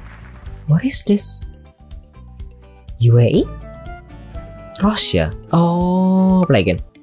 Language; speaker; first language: English; non-native, learner; Indonesian